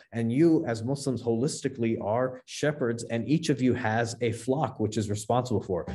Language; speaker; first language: English; native; English